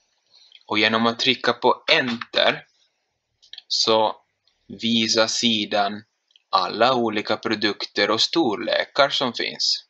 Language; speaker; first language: Swedish; non-native, fluent; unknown